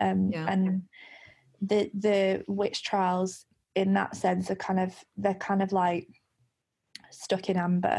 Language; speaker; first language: English; native; English